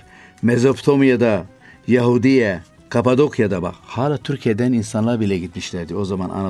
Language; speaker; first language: Turkish; non-native, fluent; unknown